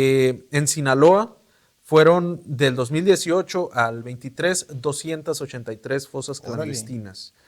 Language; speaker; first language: Spanish; native; Spanish